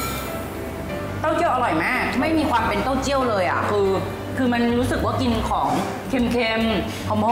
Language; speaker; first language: Thai; native; Thai